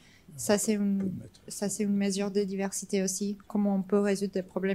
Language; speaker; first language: French; non-native, fluent; English